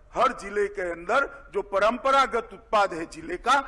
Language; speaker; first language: Hindi; non-native, local second language; Gujarati